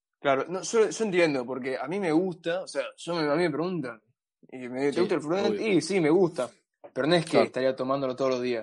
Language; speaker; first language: Spanish; native; Spanish